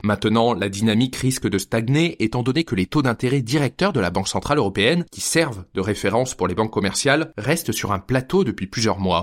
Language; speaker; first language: French; native; French